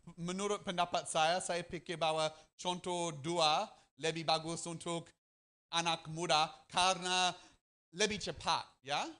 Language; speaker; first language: Indonesian; non-native, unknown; English